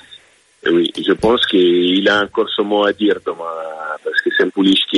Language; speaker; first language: French; non-native, fluent; Italian